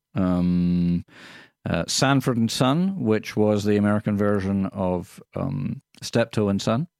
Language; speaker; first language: English; native; English